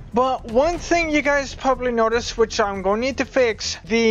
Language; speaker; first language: English; native; English